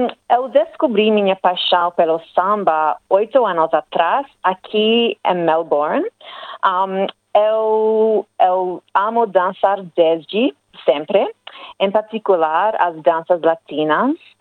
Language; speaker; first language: Portuguese; non-native, learner; English